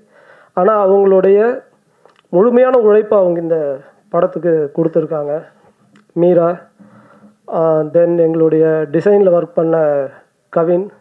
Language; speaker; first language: Tamil; native; Tamil